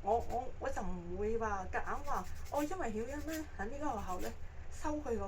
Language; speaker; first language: Cantonese; native; Cantonese